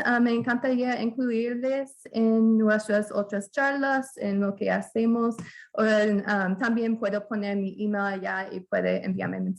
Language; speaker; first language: Spanish; non-native, fluent; English